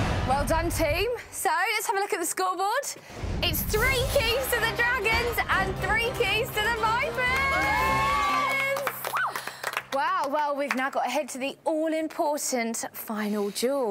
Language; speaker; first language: English; native; English